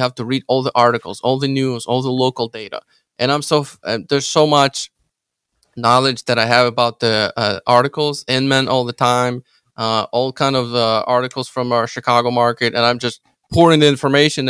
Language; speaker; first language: English; non-native, fluent; Ukrainian